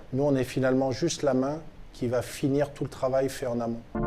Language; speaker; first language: French; native; French